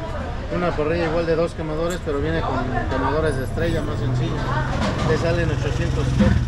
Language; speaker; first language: Spanish; native; Spanish